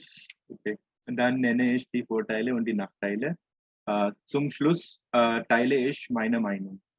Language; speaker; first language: German; non-native, fluent; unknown